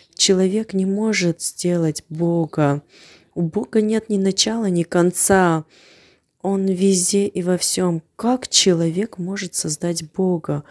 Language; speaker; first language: Russian; non-native, fluent; Armenian